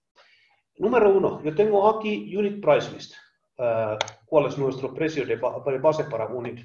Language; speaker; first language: Spanish; non-native, learner; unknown